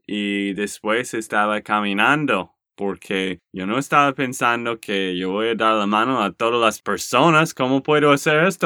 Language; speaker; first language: Spanish; non-native, learner; English